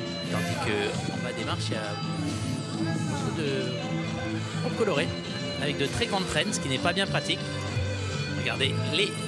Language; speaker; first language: French; native; French